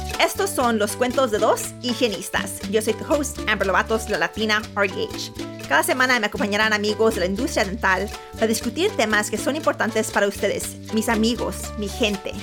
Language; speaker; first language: Spanish; early bilingual, heritage; Spanish